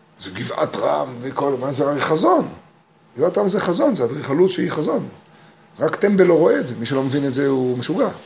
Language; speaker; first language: Hebrew; native; Hebrew